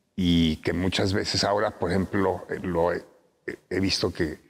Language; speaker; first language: Spanish; native; Spanish